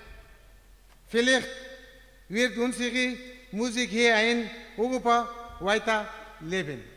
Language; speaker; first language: German; non-native, learner; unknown